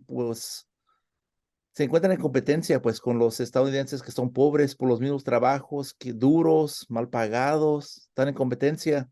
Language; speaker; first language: Spanish; early bilingual, heritage; Spanish